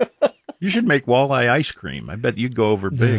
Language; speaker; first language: English; native; English